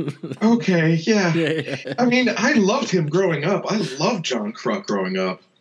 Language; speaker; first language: English; native; English